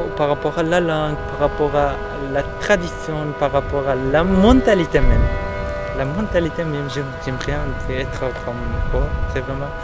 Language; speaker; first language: French; non-native, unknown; Persian